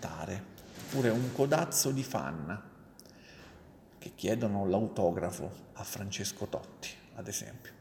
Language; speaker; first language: Italian; native; Italian